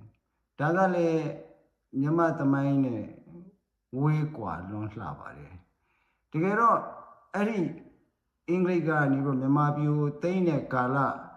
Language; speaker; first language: Burmese; non-native, local second language; Rohingya